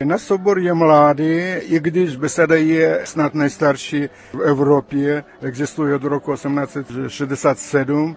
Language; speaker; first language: Czech; early bilingual, heritage; Czech